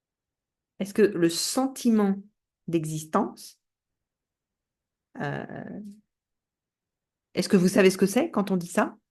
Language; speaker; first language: French; native; French